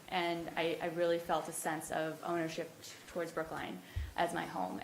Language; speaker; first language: English; native; English